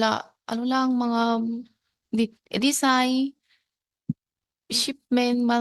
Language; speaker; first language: Filipino; non-native, learner; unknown